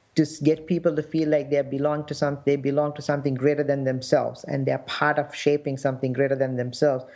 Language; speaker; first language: English; non-native, local second language; Sinhala